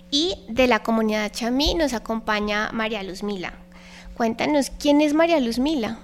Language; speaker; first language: Spanish; native; Spanish